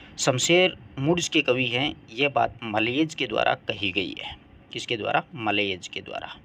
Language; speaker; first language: Hindi; native; Hindi